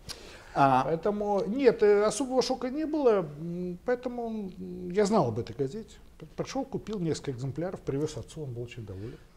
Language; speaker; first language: Russian; native; Russian